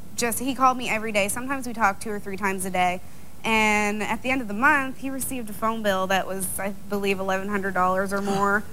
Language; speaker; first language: English; native; English